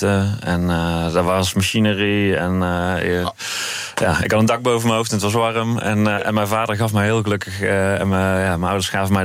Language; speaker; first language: Dutch; native; Dutch